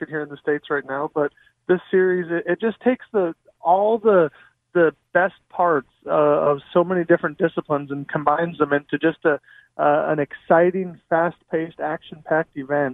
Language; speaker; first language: English; native; English